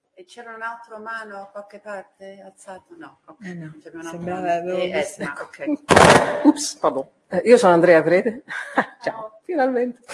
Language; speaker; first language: Italian; non-native, fluent; Dutch